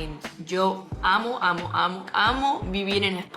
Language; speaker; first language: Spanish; non-native, fluent; English